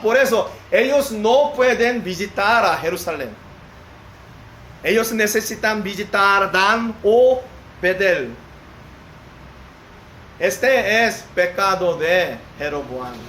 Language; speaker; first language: Spanish; non-native, learner; Korean